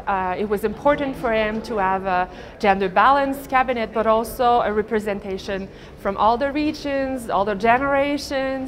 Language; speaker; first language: English; non-native, fluent; French